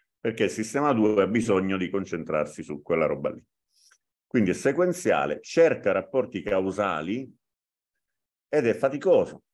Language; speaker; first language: Italian; native; Italian